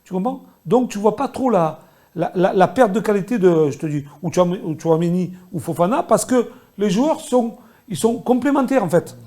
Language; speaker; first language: French; native; French